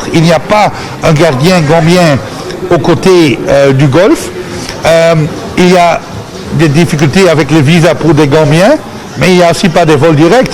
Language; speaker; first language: French; non-native, fluent; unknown